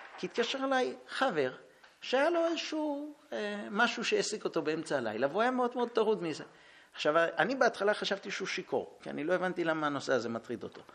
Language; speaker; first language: Hebrew; early bilingual, heritage; Hebrew